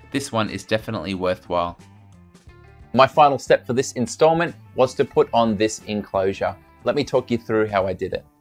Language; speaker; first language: English; native; English